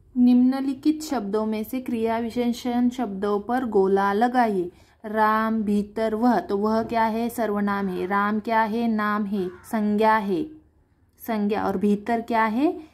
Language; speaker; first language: Hindi; non-native, local second language; Marathi